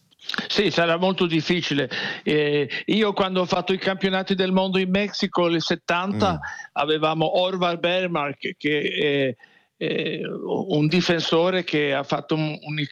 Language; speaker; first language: Italian; non-native, fluent; Swedish